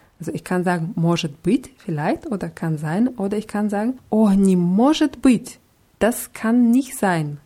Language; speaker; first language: German; non-native, fluent; Russian